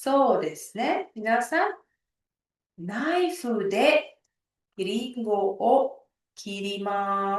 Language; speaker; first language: Japanese; non-native, fluent; Uzbek